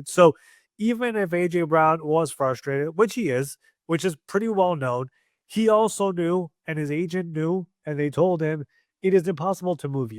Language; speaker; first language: English; native; English